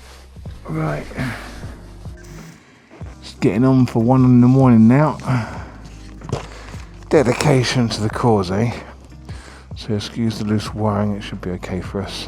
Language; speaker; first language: English; native; English